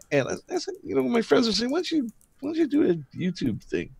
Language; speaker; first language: English; native; English